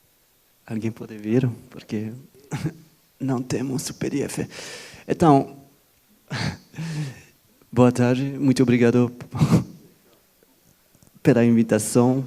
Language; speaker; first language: Portuguese; non-native, fluent; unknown